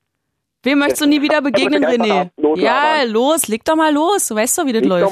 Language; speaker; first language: German; native; German